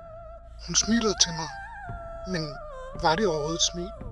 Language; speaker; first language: Danish; native; Danish